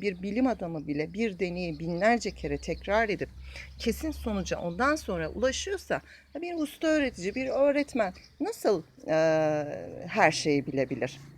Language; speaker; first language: Turkish; native; Turkish